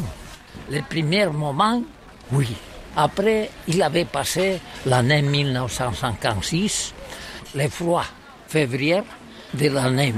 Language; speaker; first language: French; non-native, learner; Catalan